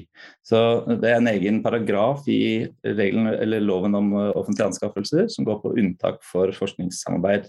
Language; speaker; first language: Norwegian; native; Norwegian